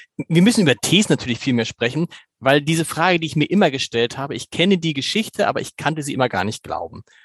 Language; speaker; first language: German; native; German